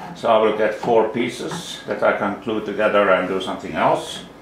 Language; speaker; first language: English; non-native, fluent; Finnish